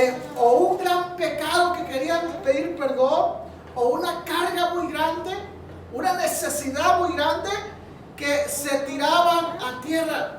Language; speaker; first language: Spanish; native; Spanish